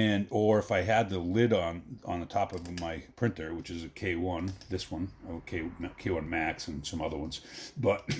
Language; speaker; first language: English; native; English